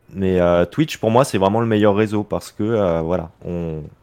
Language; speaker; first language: French; native; French